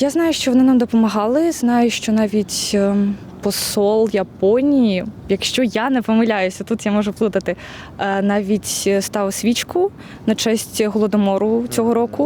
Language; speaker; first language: Ukrainian; native; Ukrainian